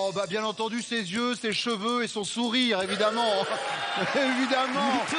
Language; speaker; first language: French; native; French